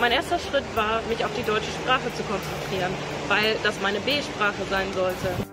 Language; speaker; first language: German; non-native, fluent; English